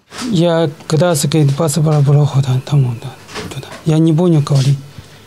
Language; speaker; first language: Russian; non-native, learner; Chinese